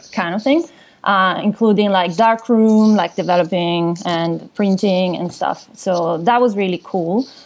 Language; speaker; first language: English; non-native, fluent; Italian